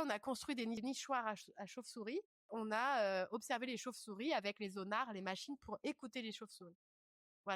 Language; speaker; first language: French; native; French